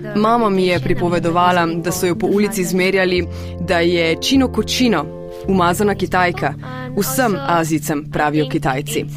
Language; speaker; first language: Slovenian; non-native, fluent; Spanish